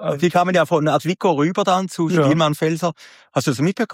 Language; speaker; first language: German; native; German